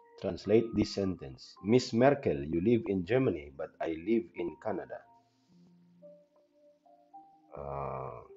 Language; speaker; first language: English; non-native, learner; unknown